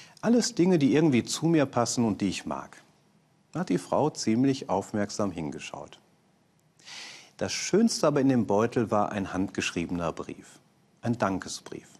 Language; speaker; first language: German; native; German